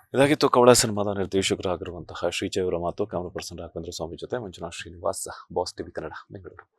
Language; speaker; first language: Kannada; native; Kannada